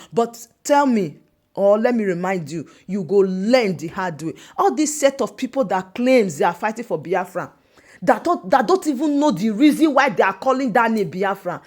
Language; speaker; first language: Nigerian Pidgin; non-native, local second language; Igbo